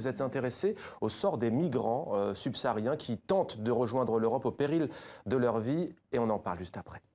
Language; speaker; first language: French; native; French